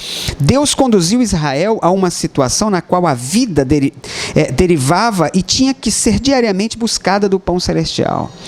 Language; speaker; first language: Portuguese; native; Portuguese